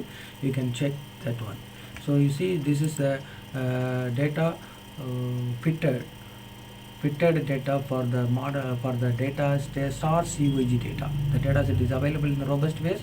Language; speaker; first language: English; non-native, local second language; Tamil